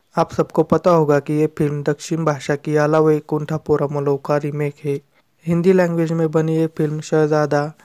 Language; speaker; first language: Hindi; native; Hindi